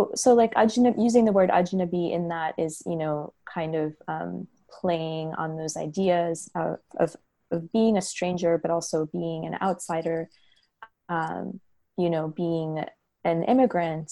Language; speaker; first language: English; native; English